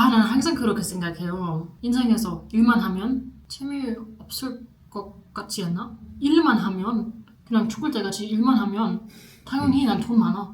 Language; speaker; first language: Korean; non-native, fluent; German